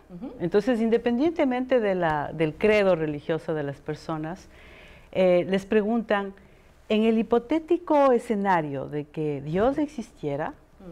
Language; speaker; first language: Spanish; native; Spanish